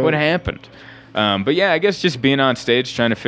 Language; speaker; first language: English; native; English